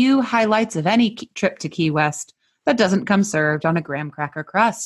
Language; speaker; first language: English; native; English